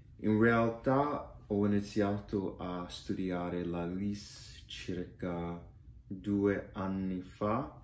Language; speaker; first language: Italian; non-native, learner; English